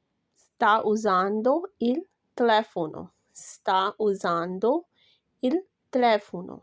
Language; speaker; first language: Italian; non-native, fluent; Urdu